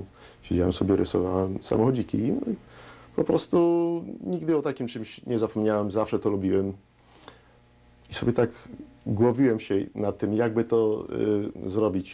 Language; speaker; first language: Polish; early bilingual, heritage; Polish